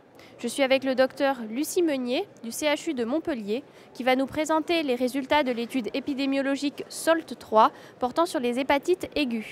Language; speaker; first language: French; native; French